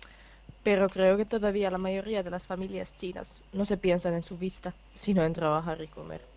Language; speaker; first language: Spanish; non-native, fluent; Finnish